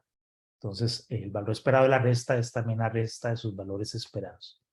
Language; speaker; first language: Spanish; native; Spanish